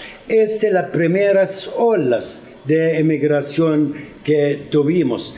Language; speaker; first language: Spanish; non-native, fluent; Arabic